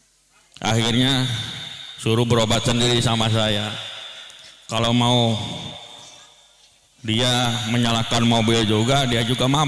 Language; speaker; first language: Indonesian; native; Indonesian